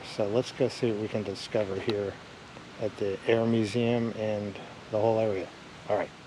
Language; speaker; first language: English; native; English